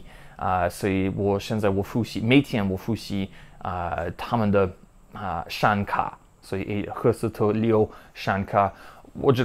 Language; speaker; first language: Chinese; non-native, learner; English